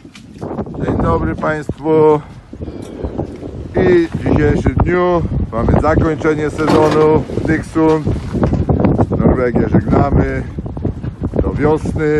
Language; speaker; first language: Polish; native; Polish